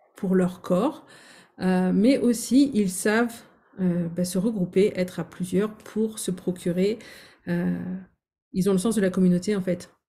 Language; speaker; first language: French; native; French